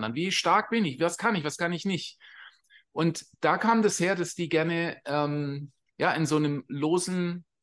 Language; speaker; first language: German; native; German